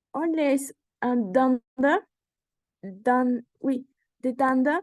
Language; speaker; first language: French; non-native, learner; Spanish